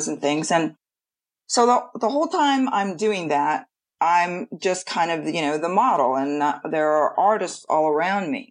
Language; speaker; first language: English; native; English